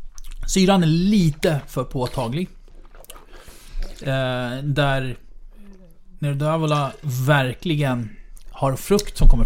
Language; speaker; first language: Swedish; native; Swedish